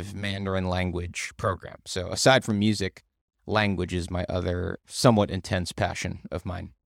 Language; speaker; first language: English; native; English